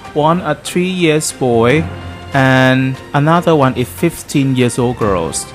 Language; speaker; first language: English; non-native, learner; Thai